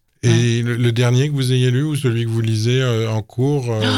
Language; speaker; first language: French; native; French